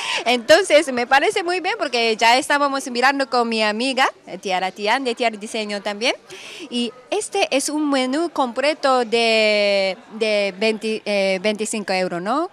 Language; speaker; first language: Spanish; non-native, fluent; Japanese